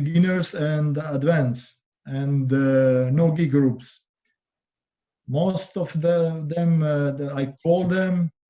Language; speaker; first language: English; non-native, learner; Croatian